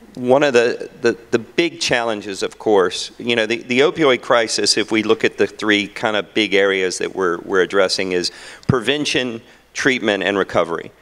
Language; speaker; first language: English; native; English